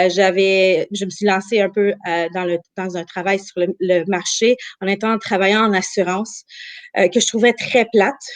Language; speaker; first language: French; early bilingual, other home language; Armenian